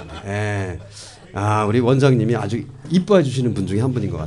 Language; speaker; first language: Korean; native; Korean